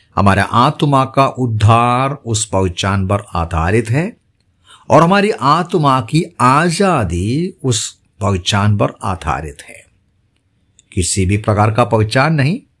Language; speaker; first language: Hindi; non-native, local second language; Malayalam